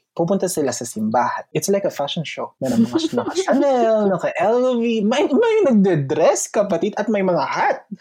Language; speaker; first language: English; non-native, local second language; Filipino